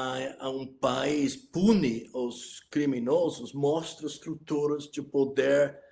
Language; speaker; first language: Portuguese; non-native, fluent; English